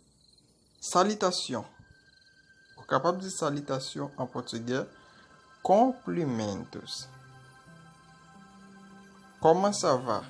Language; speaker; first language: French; non-native, local second language; Haitian Creole